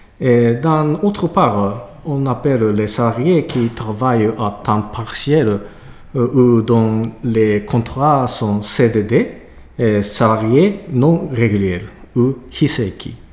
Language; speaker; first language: French; non-native, learner; Japanese